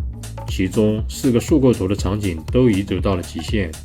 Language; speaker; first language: Chinese; native; Chinese